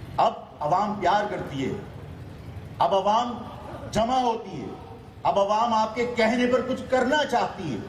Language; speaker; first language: Urdu; native; Urdu